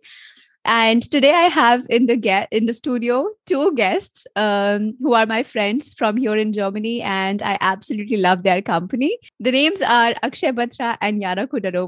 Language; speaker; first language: English; non-native, local second language; Hindi